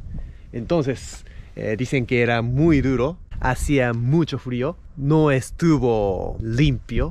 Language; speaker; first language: Spanish; non-native, fluent; Japanese